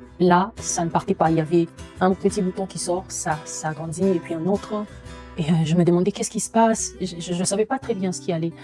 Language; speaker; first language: French; non-native, local second language; Lingala